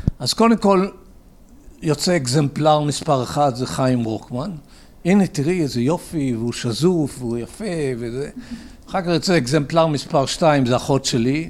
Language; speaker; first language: Hebrew; early bilingual, other home language; English